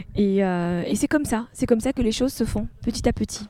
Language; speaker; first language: French; non-native, local second language; Arabic